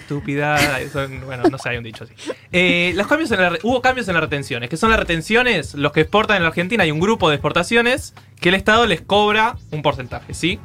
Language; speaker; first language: Spanish; native; Spanish